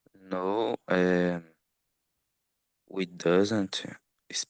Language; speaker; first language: English; non-native, learner; Portuguese